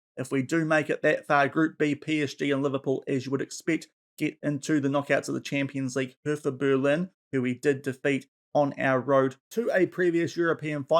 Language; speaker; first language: English; native; English